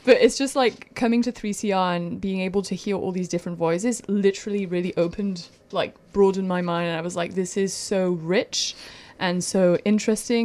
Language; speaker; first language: English; non-native, fluent; French